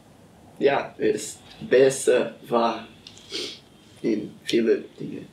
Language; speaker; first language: German; non-native, learner; Portuguese